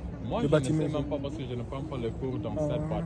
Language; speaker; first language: French; early bilingual, heritage; French